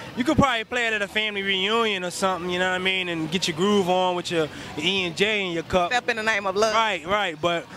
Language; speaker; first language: English; native; English